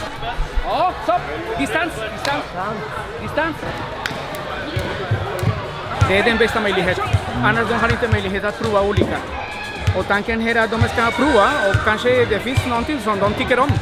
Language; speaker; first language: Swedish; non-native, fluent; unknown